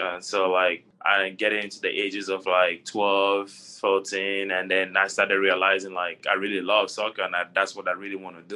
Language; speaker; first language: English; non-native, local second language; French